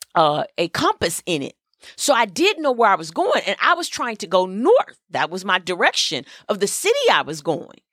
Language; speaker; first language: English; native; English